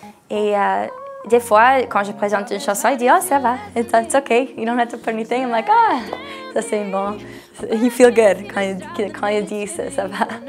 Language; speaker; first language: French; non-native, local second language; English